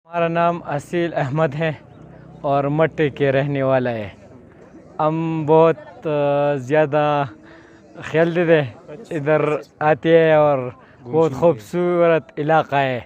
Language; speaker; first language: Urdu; non-native, local second language; Pashto